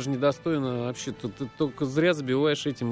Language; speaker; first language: Russian; native; Russian